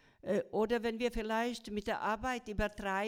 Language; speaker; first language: German; non-native, fluent; Croatian